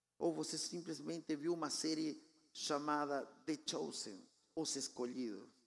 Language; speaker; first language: Portuguese; non-native, fluent; Spanish